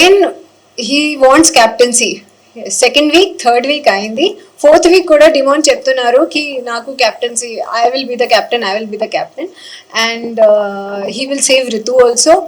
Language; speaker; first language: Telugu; non-native, learner; Hindi